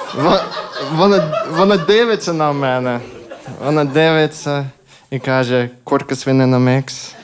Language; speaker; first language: Ukrainian; non-native, fluent; English